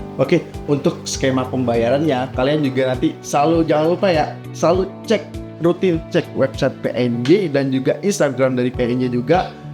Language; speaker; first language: Indonesian; native; Indonesian